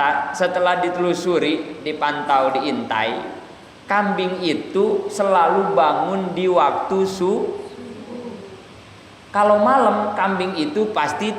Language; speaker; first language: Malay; non-native, local second language; Sundanese